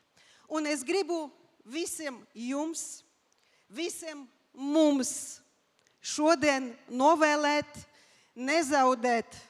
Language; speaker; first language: Latvian; non-native, local second language; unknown